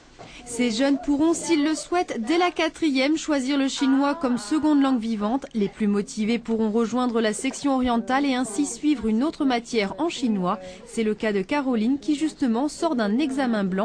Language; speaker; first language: French; native; French